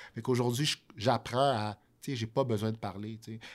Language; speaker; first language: French; native; French